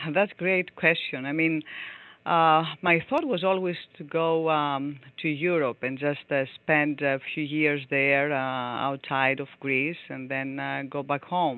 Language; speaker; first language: English; non-native, fluent; Greek